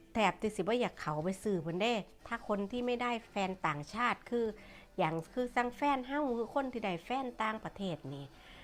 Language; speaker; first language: Thai; native; Thai